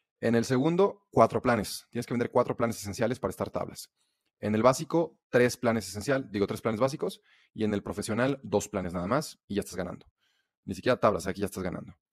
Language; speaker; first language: Spanish; native; Spanish